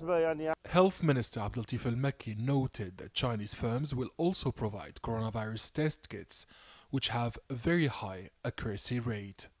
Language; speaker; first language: English; non-native, fluent; Arabic